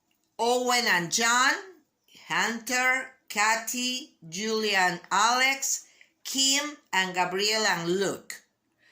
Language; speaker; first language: English; non-native, learner; Spanish